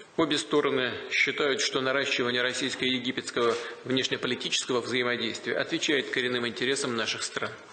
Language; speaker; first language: Russian; native; Russian